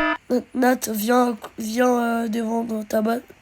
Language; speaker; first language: French; native; French